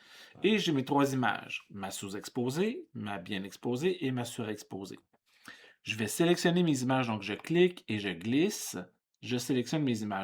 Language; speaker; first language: French; native; French